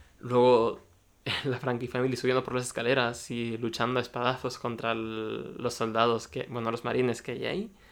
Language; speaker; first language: Spanish; early bilingual, other home language; Russian